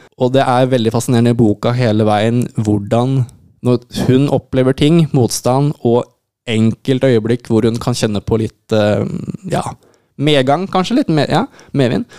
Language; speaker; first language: Norwegian; native; Norwegian